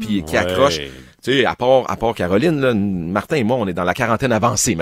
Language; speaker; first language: French; native; French